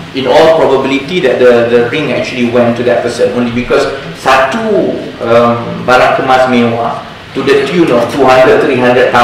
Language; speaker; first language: English; non-native, local second language; Malay